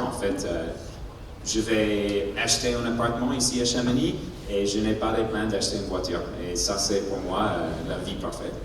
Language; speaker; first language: French; non-native, learner; English